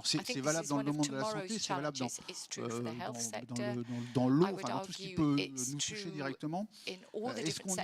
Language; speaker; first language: French; native; French